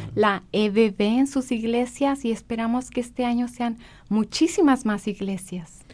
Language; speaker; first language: Spanish; native; Spanish